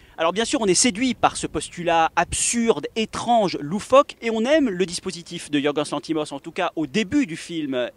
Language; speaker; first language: French; native; French